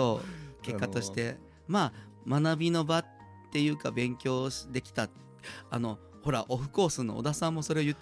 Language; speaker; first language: Japanese; native; Japanese